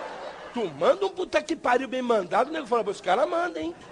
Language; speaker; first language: Portuguese; native; Portuguese